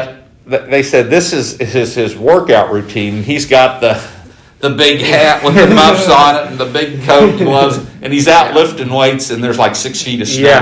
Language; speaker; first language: English; native; English